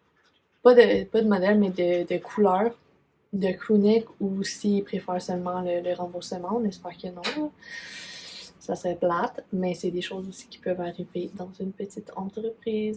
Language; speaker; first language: French; native; French